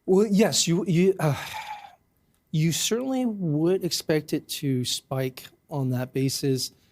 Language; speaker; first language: English; native; English